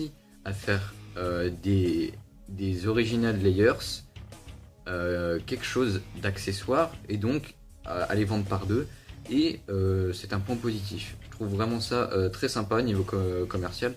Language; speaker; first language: French; native; French